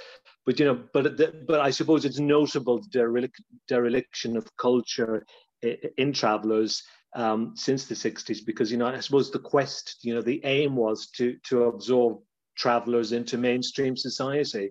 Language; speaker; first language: English; native; English